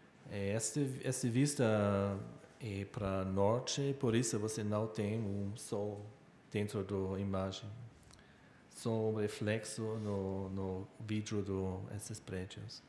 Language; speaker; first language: Portuguese; non-native, learner; German